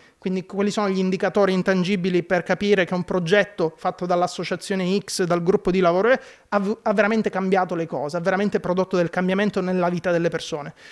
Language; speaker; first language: Italian; native; Italian